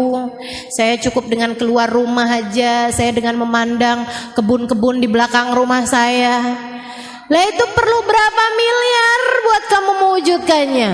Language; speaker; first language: Indonesian; native; Indonesian